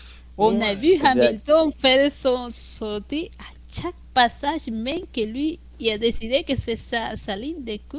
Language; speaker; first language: French; non-native, fluent; Spanish